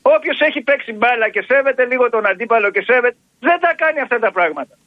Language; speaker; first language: Greek; non-native, fluent; Polish